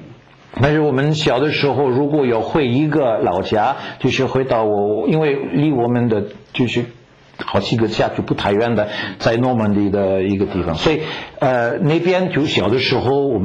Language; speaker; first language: Chinese; non-native, fluent; French